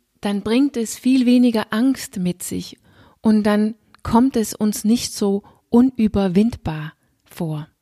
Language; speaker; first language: German; non-native, fluent; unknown